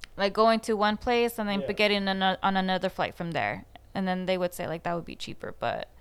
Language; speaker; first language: English; native; English